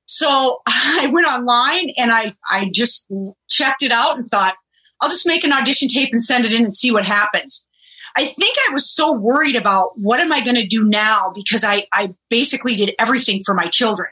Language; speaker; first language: English; early bilingual, other home language; German